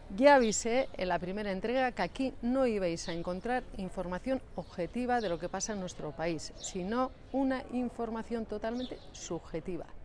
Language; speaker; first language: Spanish; native; Spanish